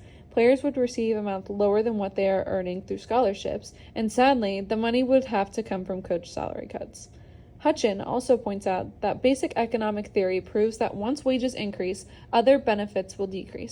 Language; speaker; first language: English; native; English